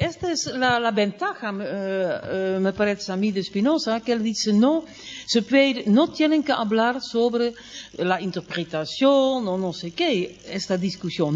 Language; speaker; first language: Spanish; non-native, fluent; Dutch